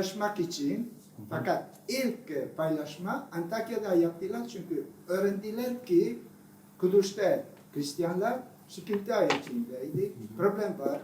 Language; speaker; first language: Turkish; non-native, learner; Italian